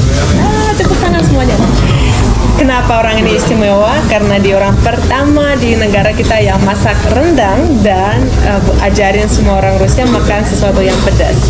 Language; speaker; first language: Indonesian; non-native, fluent; Russian